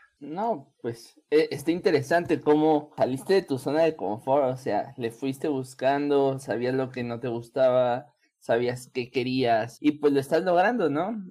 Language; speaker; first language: Spanish; native; Spanish